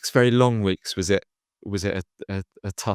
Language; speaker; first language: English; native; English